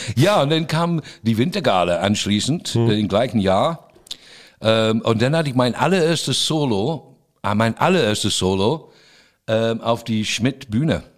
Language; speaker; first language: German; non-native, fluent; English